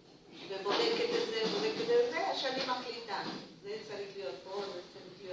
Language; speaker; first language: Hebrew; non-native, fluent; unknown